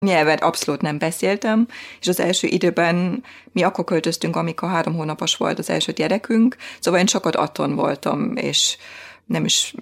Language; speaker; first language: Hungarian; non-native, fluent; German